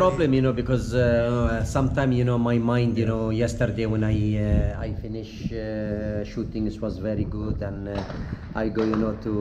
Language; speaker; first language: English; non-native, fluent; Arabic